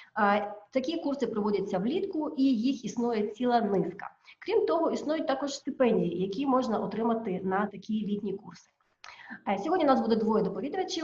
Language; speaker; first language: Ukrainian; native; Ukrainian